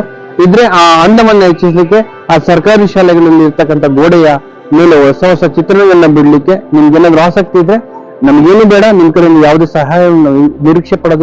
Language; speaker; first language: Kannada; native; Kannada